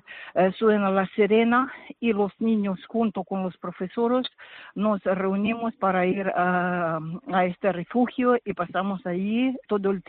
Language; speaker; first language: Spanish; non-native, fluent; Ukrainian